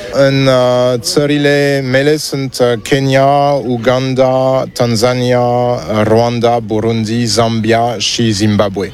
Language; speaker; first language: Romanian; non-native, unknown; French